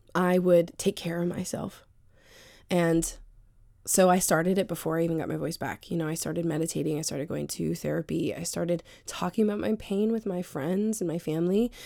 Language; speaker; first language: English; native; English